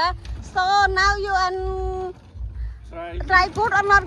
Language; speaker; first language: English; non-native, learner; Khmer